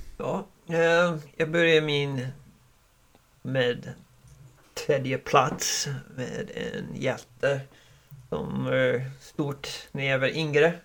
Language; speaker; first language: Swedish; non-native, learner; English